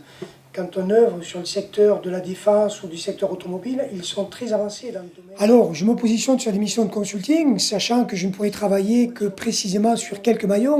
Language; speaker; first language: French; native; French